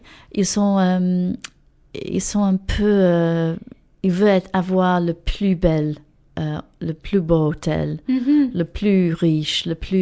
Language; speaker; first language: French; non-native, learner; English